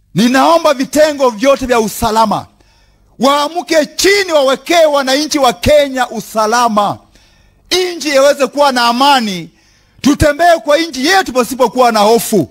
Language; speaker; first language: Swahili; non-native, local second language; Luyia